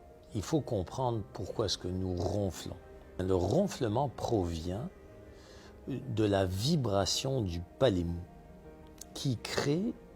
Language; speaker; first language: French; native; French